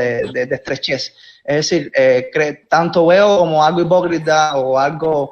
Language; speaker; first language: Spanish; native; Spanish